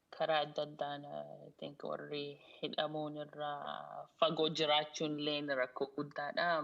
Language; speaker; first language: Oromo; early bilingual, heritage; Oromo